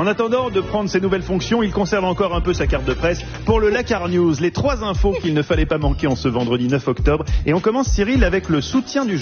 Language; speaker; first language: French; native; French